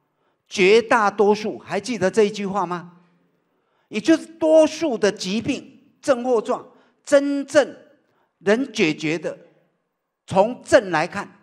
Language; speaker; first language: Chinese; native; Chinese